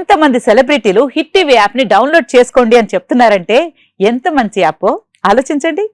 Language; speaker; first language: Telugu; native; Telugu